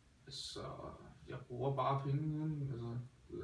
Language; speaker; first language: Danish; native; Danish